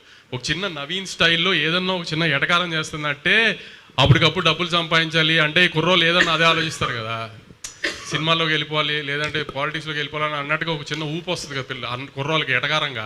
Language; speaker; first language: Telugu; native; Telugu